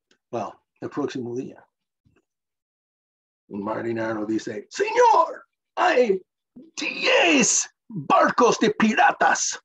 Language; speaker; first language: Spanish; non-native, fluent; English